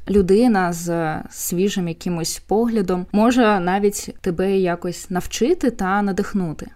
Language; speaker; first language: Ukrainian; non-native, local second language; Russian